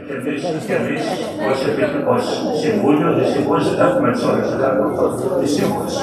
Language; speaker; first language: Greek; early bilingual, heritage; Greek